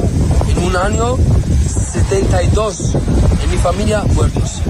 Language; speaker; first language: Spanish; non-native, learner; Arabic